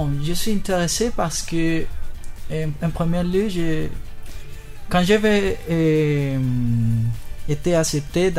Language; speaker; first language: French; non-native, learner; Spanish